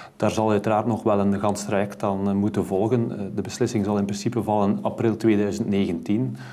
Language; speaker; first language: Dutch; native; Dutch